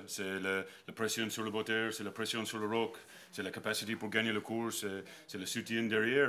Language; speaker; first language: French; non-native, learner; English